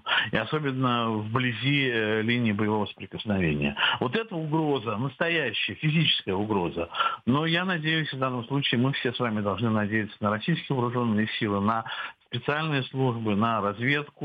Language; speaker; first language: Russian; native; Russian